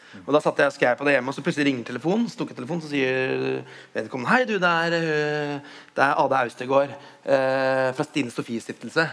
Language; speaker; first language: Norwegian; native; Norwegian